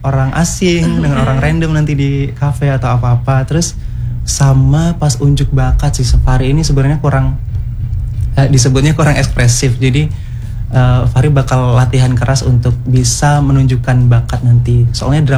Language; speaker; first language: Indonesian; non-native, local second language; Javanese